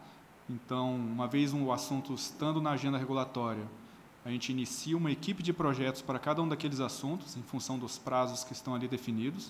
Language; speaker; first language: Portuguese; native; Portuguese